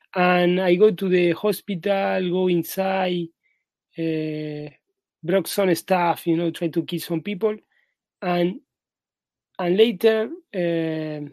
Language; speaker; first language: English; non-native, learner; Spanish